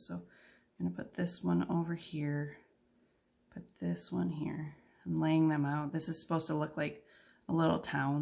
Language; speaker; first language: English; native; English